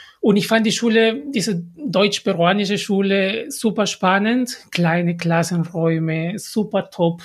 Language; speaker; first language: German; non-native, fluent; Spanish